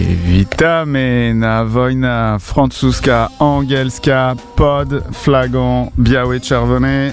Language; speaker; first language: Polish; non-native, learner; French